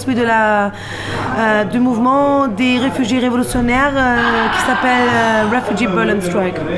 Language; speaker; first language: French; non-native, fluent; Turkish